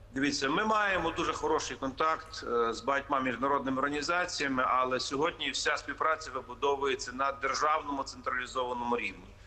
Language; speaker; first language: Ukrainian; native; Ukrainian